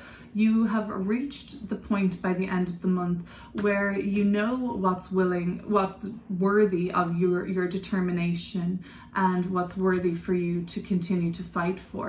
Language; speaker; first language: English; native; English